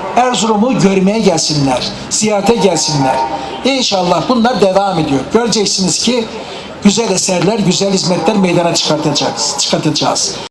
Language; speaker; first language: Turkish; native; Turkish